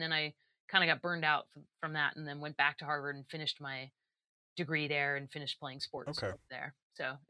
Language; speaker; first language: English; native; English